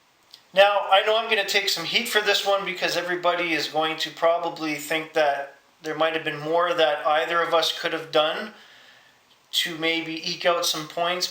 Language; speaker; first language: English; native; English